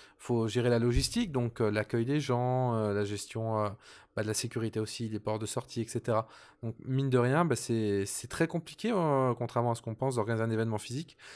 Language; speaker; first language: French; native; French